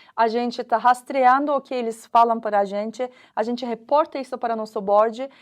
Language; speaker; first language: Portuguese; non-native, fluent; Turkish